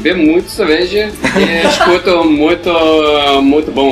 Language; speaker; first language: Portuguese; non-native, learner; Norwegian